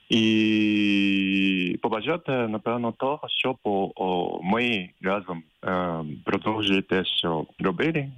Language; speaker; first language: Ukrainian; non-native, fluent; Japanese